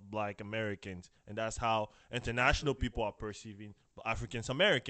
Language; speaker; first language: English; non-native, fluent; French